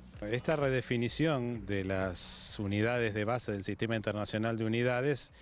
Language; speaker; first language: Spanish; native; Spanish